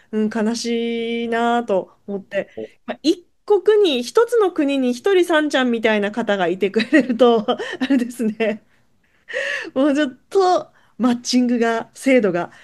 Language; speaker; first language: Japanese; native; Japanese